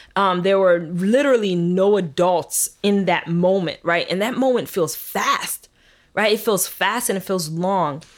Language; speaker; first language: English; early bilingual, other home language; Haitian Creole